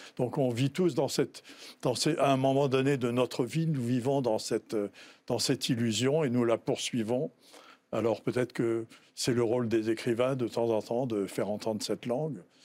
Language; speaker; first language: French; native; French